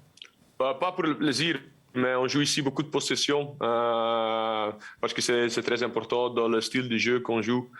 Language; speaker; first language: French; non-native, local second language; Dutch